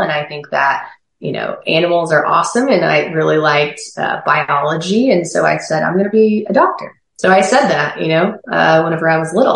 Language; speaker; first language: English; native; English